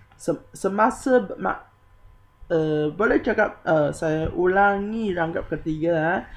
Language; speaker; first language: Malay; non-native, local second language; Chinese